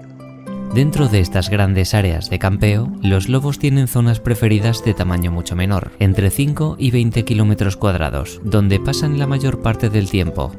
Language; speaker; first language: Spanish; native; Spanish